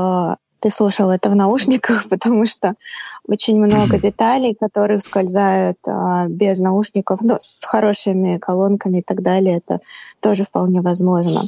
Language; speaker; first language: Russian; non-native, local second language; Tatar